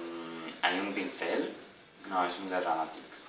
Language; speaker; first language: Spanish; native; Spanish